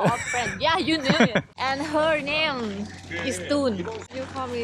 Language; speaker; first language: English; non-native, learner; Thai